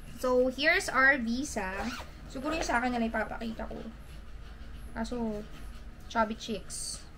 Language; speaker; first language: Filipino; native; Filipino